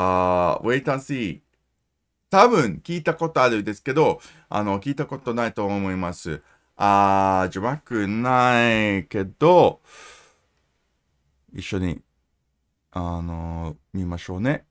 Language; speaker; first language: Japanese; non-native, learner; English